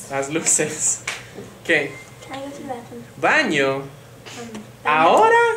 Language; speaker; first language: Spanish; non-native, fluent; English